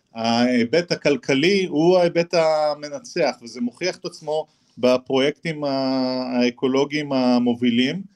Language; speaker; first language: Hebrew; native; Hebrew